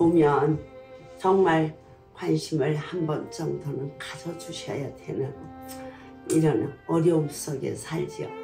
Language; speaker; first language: Korean; native; Korean